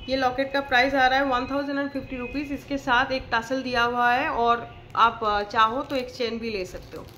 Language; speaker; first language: Hindi; non-native, local second language; Bangla